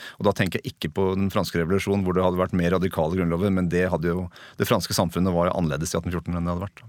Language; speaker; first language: Norwegian; native; Norwegian